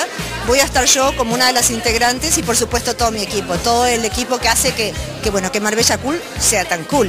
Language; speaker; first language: Spanish; native; Spanish